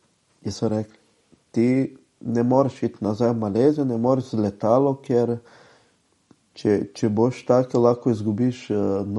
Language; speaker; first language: Slovenian; non-native, fluent; Portuguese